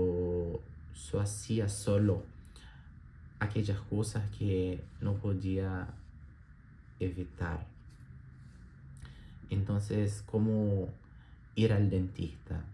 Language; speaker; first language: Spanish; non-native, learner; Portuguese